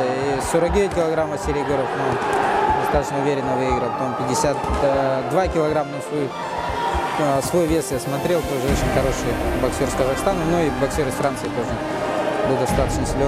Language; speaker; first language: Russian; native; Russian